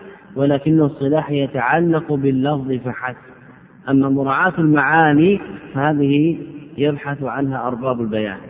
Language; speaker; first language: Arabic; native; Arabic